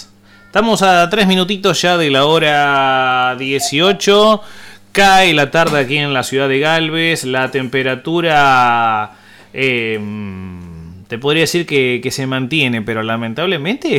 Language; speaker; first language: Spanish; native; Spanish